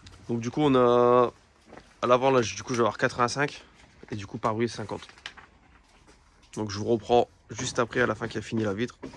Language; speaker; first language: French; native; French